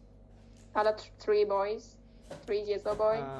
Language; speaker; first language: English; non-native, fluent; Vietnamese